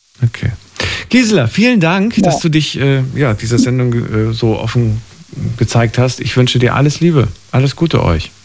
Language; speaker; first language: German; native; German